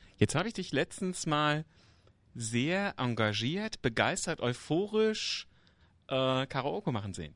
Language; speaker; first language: German; native; German